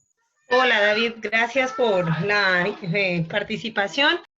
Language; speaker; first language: Spanish; native; Spanish